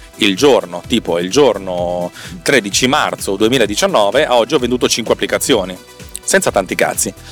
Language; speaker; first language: Italian; native; Italian